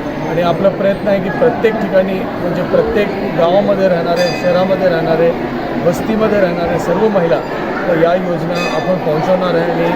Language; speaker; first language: Marathi; non-native, fluent; Hindi